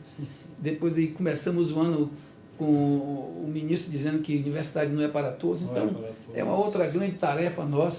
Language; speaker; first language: Portuguese; native; Portuguese